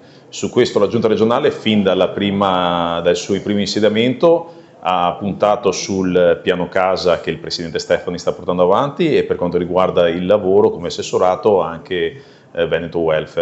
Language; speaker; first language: Italian; native; Italian